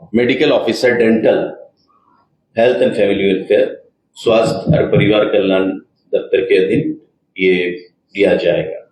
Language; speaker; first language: Hindi; non-native, local second language; Bangla